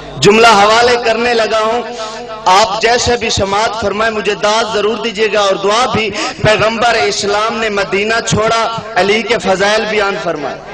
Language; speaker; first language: Urdu; non-native, local second language; Saraiki